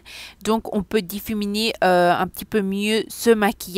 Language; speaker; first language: French; non-native, fluent; Spanish